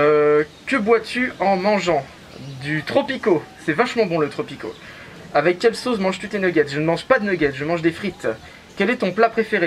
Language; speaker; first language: French; native; French